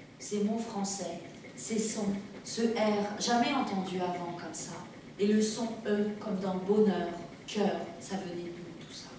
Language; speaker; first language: French; early bilingual, other home language; Persian